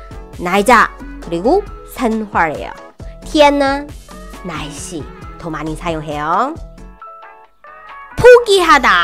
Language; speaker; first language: Korean; non-native, fluent; Chinese